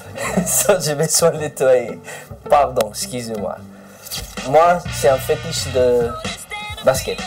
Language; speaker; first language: French; non-native, learner; English